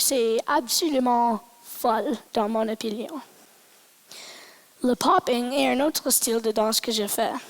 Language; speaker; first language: French; non-native, local second language; English